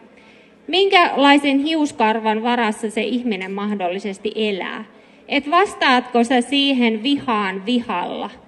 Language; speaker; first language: Finnish; native; Finnish